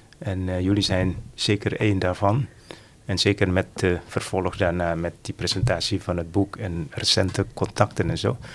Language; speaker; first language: Dutch; non-native, fluent; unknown